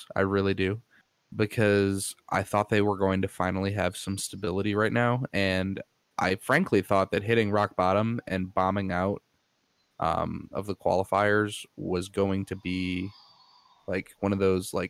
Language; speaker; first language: English; native; English